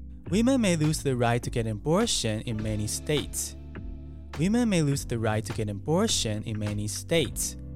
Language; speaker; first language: English; non-native, fluent; Chinese